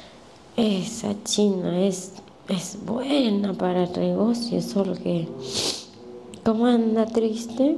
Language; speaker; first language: Spanish; native; Spanish